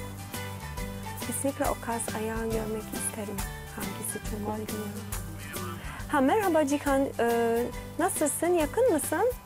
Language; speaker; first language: Turkish; non-native, fluent; Polish